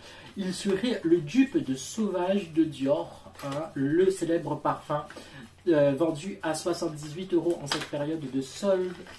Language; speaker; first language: French; native; French